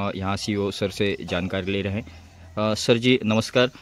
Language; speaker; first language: Hindi; non-native, local second language; Marathi